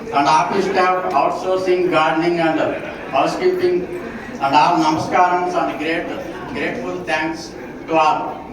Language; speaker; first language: English; non-native, local second language; Telugu